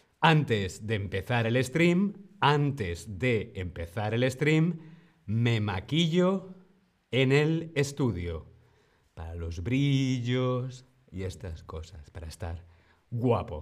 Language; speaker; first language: Spanish; non-native, fluent; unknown